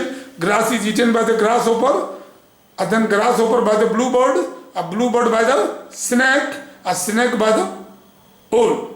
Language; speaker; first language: English; non-native, local second language; Hindi